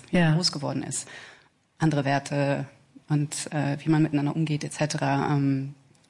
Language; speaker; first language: German; native; German